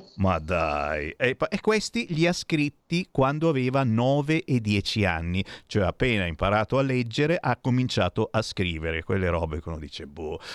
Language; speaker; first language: Italian; native; Italian